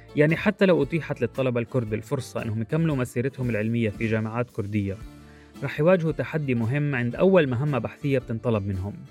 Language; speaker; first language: Arabic; native; Arabic